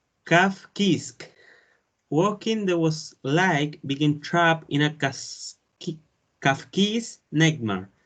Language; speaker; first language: English; non-native, learner; Spanish